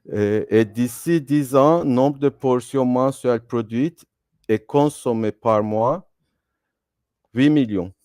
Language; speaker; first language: French; non-native, fluent; Turkish